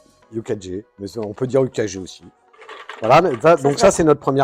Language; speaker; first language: French; native; French